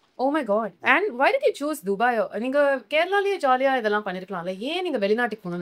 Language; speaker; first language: Tamil; native; Tamil